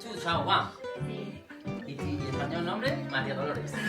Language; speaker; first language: Spanish; non-native, learner; Chinese